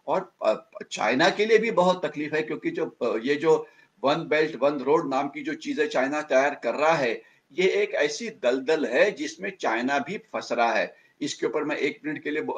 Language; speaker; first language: Hindi; non-native, local second language; Marathi